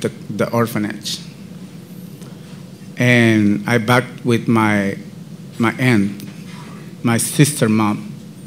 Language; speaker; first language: English; non-native, learner; Spanish